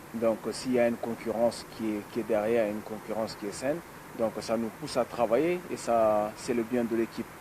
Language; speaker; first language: French; non-native, local second language; Wolof